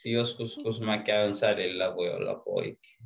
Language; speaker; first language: Finnish; non-native, learner; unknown